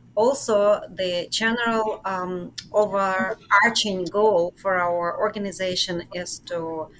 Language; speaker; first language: English; non-native, fluent; Ukrainian